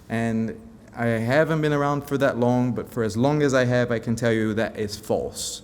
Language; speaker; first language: English; non-native, fluent; Portuguese